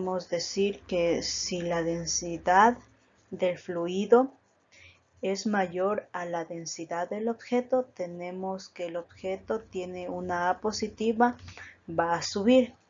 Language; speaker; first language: Spanish; native; Spanish